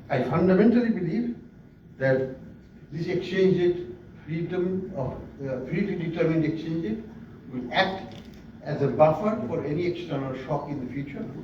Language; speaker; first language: English; non-native, local second language; Bangla